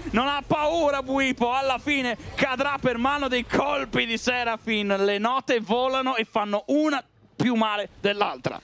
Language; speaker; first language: Italian; native; Italian